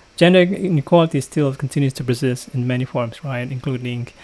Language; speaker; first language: English; non-native, fluent; Indonesian